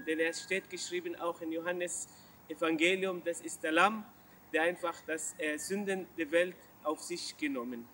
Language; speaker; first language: German; non-native, learner; Arabic